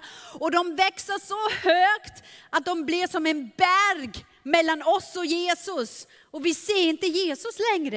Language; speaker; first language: Swedish; non-native, fluent; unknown